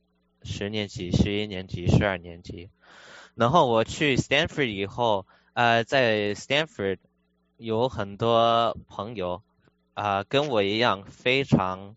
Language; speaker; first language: Chinese; early bilingual, heritage; Chinese